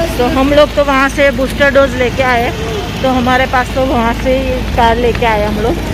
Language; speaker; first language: Hindi; non-native, local second language; Gujarati